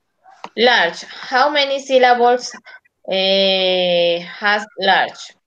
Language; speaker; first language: English; non-native, learner; Spanish